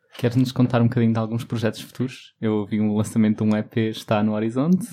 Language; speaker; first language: Portuguese; native; Portuguese